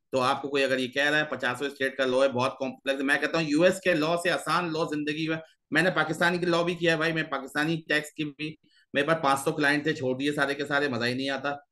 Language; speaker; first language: Urdu; native; Urdu